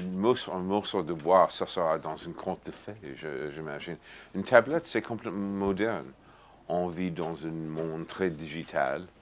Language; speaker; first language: French; non-native, fluent; English